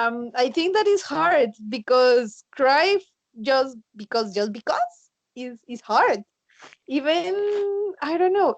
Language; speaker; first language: English; non-native, learner; Spanish